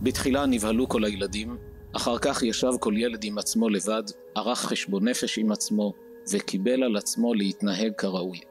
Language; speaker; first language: Hebrew; native; Hebrew